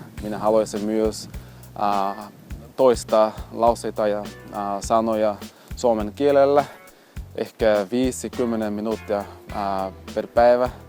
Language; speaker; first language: Finnish; non-native, fluent; Portuguese